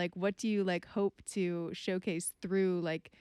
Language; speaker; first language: English; native; English